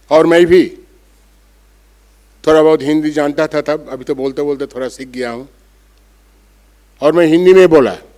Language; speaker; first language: Hindi; non-native, local second language; Bangla